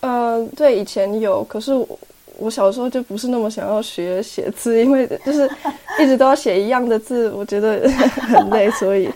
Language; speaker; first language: Chinese; early bilingual, heritage; Chinese